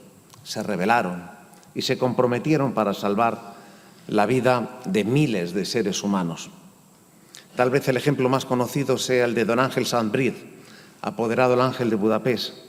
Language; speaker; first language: Spanish; native; Spanish